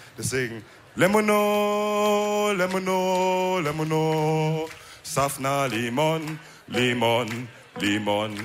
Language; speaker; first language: German; early bilingual, other home language; Wolof